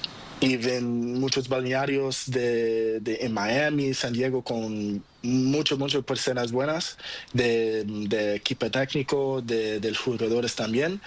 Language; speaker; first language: Spanish; non-native, learner; Portuguese